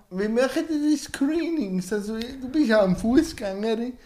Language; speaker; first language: German; non-native, fluent; Turkish